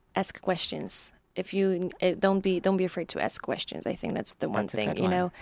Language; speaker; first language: English; early bilingual, other home language; Polish